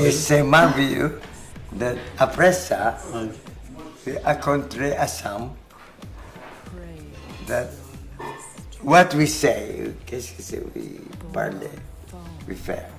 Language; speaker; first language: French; non-native, learner; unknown